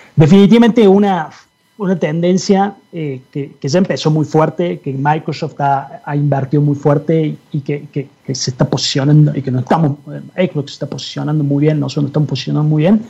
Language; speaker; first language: Spanish; native; Spanish